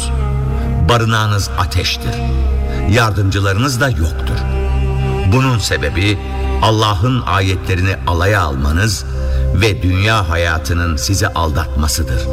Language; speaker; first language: Turkish; native; Turkish